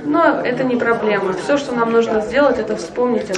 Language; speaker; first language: Russian; native; Russian